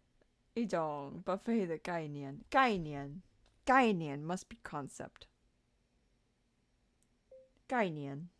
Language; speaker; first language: Chinese; non-native, learner; English